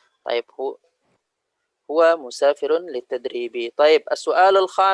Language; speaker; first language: Arabic; non-native, learner; Indonesian